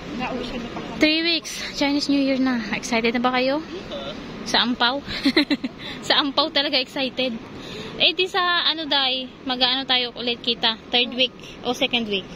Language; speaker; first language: Filipino; native; Filipino